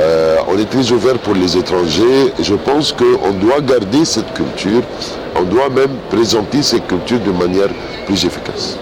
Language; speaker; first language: French; non-native, fluent; Arabic